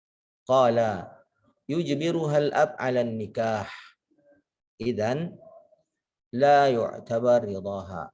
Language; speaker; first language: Arabic; non-native, fluent; Indonesian